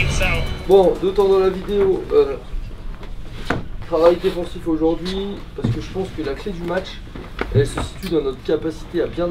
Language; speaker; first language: French; native; French